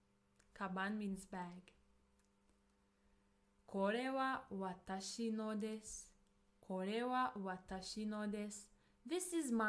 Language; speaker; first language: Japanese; non-native, fluent; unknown